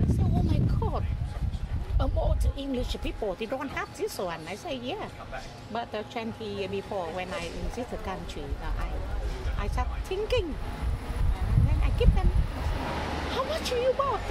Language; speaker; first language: English; non-native, learner; Vietnamese